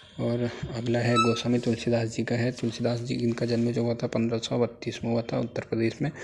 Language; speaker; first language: Hindi; native; Hindi